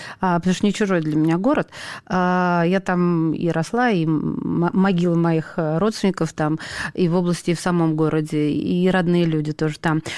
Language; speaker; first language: Russian; native; Russian